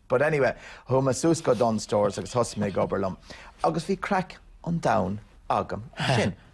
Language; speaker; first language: Irish; non-native, local second language; English